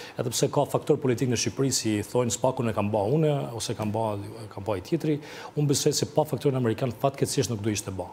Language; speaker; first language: Albanian; early bilingual, heritage; Albanian